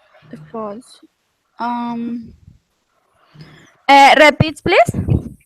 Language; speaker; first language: English; non-native, learner; Spanish